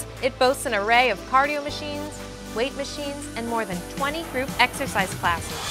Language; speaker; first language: English; native; English